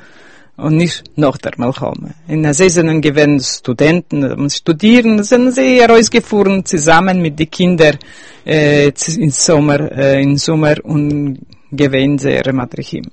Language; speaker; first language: German; early bilingual, heritage; Yiddish